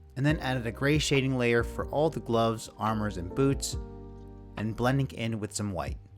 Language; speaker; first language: English; native; English